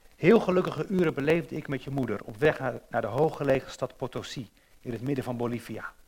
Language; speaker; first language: Dutch; native; Dutch